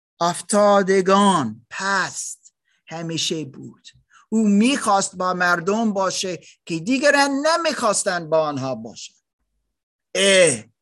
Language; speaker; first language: Persian; non-native, learner; German